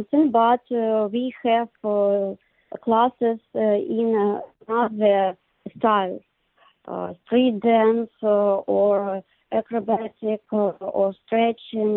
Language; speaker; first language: English; non-native, learner; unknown